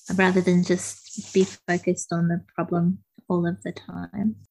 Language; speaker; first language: English; native; English